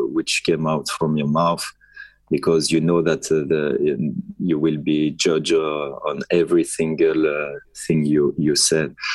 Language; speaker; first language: English; non-native, fluent; French